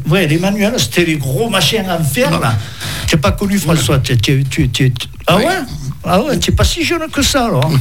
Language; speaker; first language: French; native; French